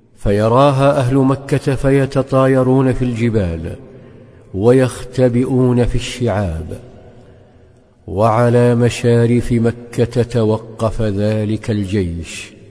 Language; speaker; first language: Arabic; native; Arabic